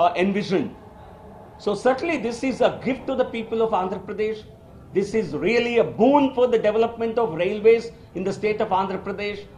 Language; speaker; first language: English; non-native, local second language; Telugu